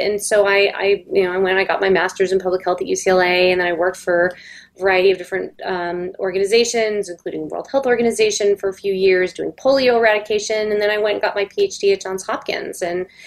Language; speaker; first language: English; native; English